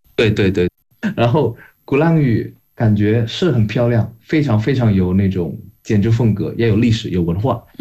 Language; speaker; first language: Chinese; non-native, fluent; Indonesian